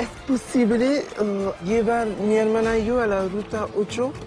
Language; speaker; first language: Spanish; non-native, learner; French